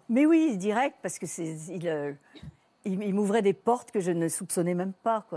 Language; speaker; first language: French; native; French